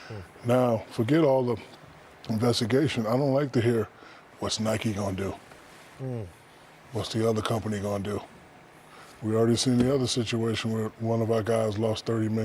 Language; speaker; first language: English; native; English